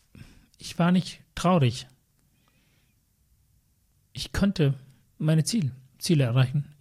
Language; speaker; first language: German; early bilingual, other home language; Tamil